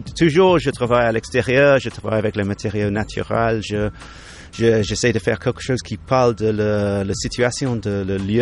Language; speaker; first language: French; non-native, fluent; English